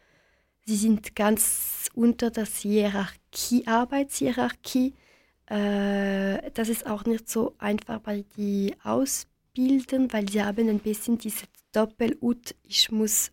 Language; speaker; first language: German; non-native, local second language; French